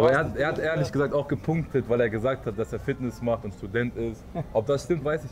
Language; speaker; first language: German; early bilingual, other home language; Arabic